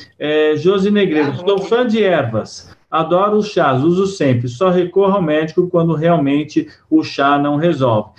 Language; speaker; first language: Portuguese; native; Portuguese